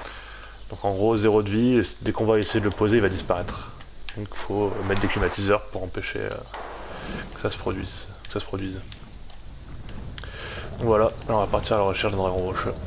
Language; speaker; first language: French; native; French